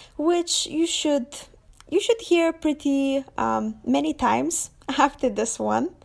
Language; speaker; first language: English; non-native, fluent; Lithuanian